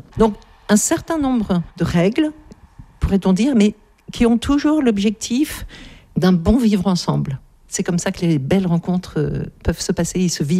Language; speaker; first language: French; native; French